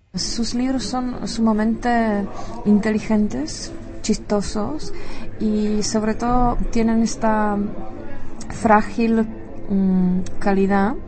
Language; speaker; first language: Spanish; non-native, fluent; Czech